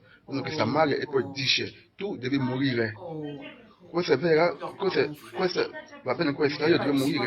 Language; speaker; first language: Italian; non-native, learner; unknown